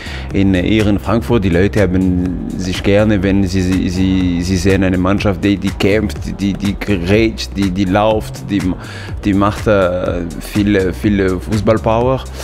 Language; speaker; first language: German; non-native, fluent; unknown